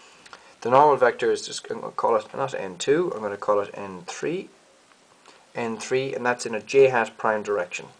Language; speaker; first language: English; native; English